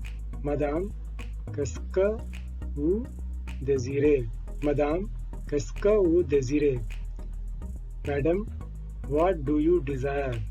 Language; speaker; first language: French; non-native, learner; Hindi